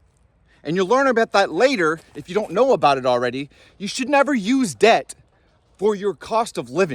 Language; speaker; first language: English; native; English